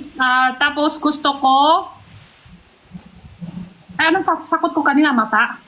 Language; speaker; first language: Filipino; non-native, learner; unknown